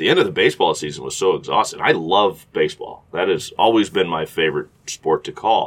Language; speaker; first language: English; native; English